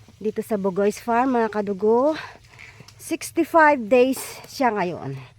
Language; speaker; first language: Filipino; non-native, local second language; Iloko